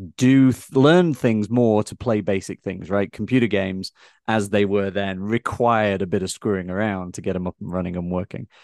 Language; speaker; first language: English; native; English